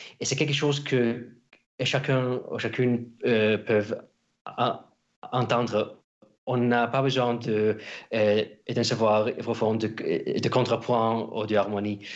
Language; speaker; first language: French; non-native, fluent; Russian